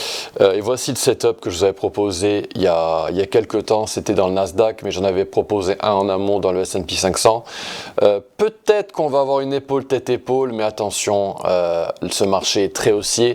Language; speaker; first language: French; native; French